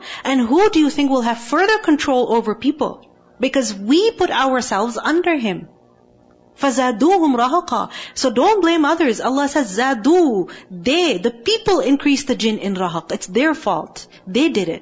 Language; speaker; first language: English; non-native, local second language; Urdu